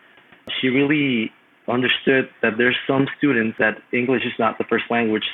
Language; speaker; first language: English; non-native, fluent; Spanish